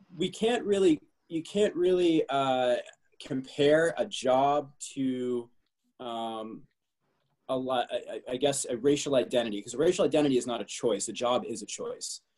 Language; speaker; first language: English; native; English